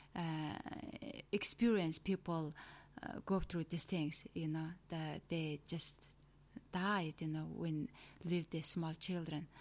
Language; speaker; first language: English; non-native, learner; Mongolian